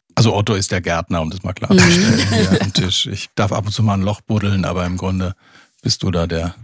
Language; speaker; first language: German; native; German